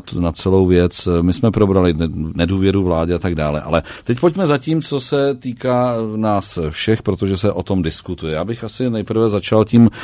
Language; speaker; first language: Czech; native; Czech